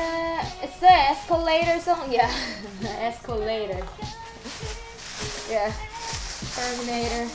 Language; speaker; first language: English; non-native, learner; Korean